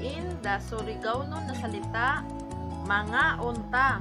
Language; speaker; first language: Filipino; non-native, local second language; Surigaonon